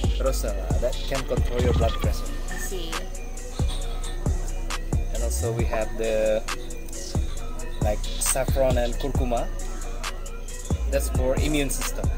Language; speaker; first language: English; non-native, learner; Indonesian